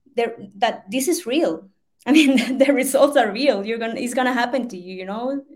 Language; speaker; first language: English; non-native, fluent; Spanish